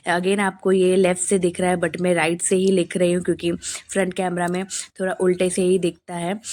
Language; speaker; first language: Hindi; non-native, local second language; Bangla